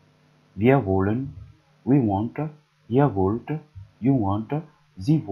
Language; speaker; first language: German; non-native, learner; English